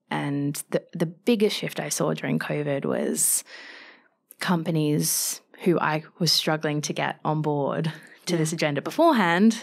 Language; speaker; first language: English; native; English